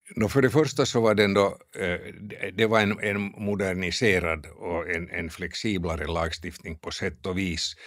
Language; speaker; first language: Swedish; native; Swedish